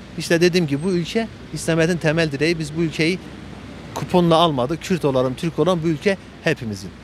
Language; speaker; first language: Turkish; native; Turkish